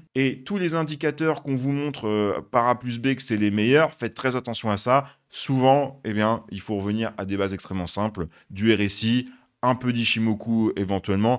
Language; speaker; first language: French; native; French